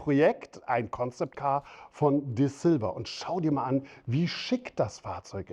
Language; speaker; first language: German; native; German